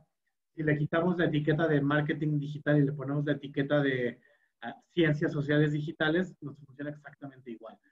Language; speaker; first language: Spanish; native; Spanish